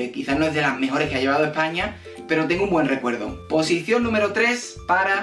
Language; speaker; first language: Spanish; native; Spanish